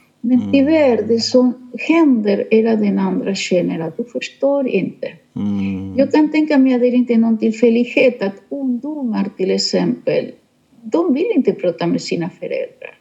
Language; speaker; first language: Swedish; non-native, fluent; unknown